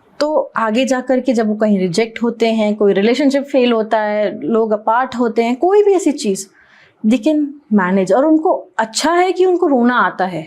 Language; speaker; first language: Hindi; non-native, local second language; Sindhi